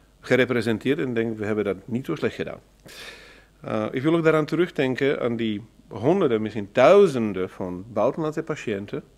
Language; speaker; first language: Dutch; non-native, fluent; German